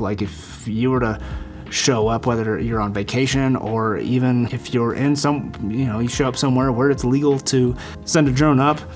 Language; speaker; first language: English; native; English